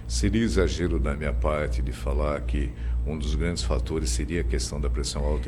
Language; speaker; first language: Portuguese; native; Portuguese